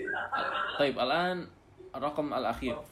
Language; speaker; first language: Arabic; non-native, fluent; Indonesian